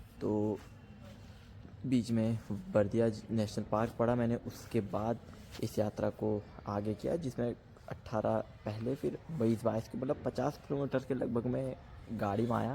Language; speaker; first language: Hindi; native; Hindi